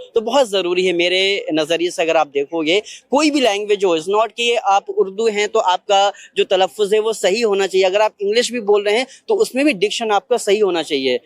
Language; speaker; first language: Urdu; native; Urdu